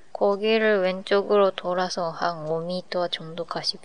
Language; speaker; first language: Korean; non-native, learner; Japanese